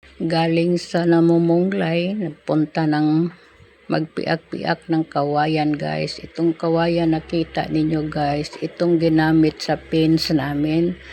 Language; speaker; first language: Filipino; non-native, local second language; Cebuano